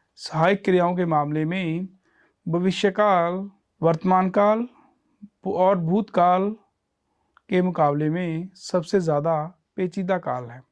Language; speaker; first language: Hindi; non-native, local second language; Punjabi